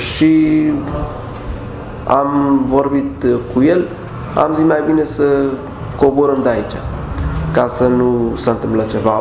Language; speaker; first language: Romanian; non-native, learner; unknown